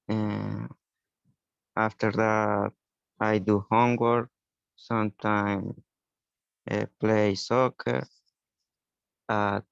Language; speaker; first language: English; non-native, learner; Spanish